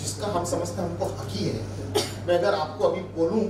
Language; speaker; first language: Hindi; non-native, local second language; Marathi